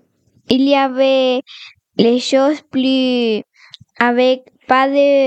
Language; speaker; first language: French; non-native, learner; Spanish